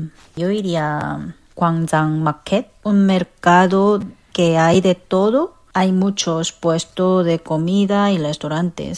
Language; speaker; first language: Spanish; non-native, fluent; Korean